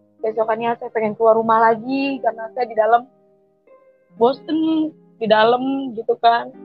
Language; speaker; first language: Indonesian; native; Indonesian